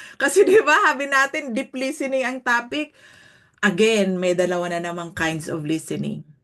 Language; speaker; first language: Filipino; native; Filipino